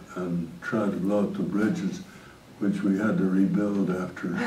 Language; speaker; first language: English; native; English